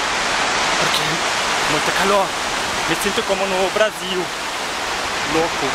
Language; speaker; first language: Portuguese; non-native, fluent; German